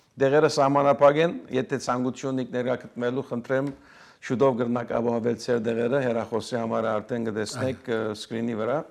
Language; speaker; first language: Armenian; early bilingual, heritage; Armenian